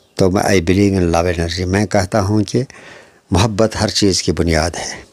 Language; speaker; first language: Hindi; non-native, local second language; Kashmiri